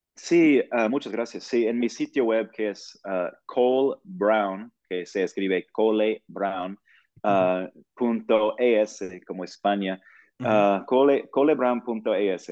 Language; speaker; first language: Spanish; non-native, fluent; English